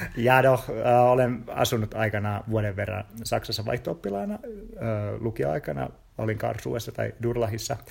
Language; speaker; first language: Finnish; native; Finnish